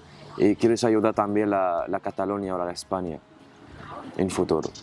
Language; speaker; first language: Spanish; non-native, learner; Arabic